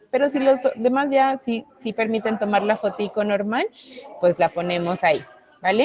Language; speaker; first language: Spanish; native; Spanish